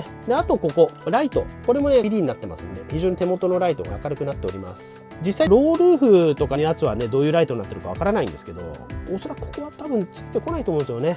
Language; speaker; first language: Japanese; native; Japanese